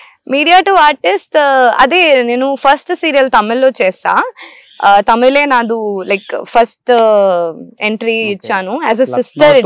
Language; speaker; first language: Telugu; non-native, local second language; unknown